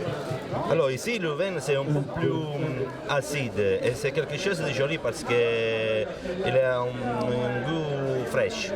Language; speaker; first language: French; non-native, learner; Italian